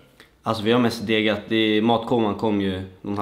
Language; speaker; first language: Swedish; native; Swedish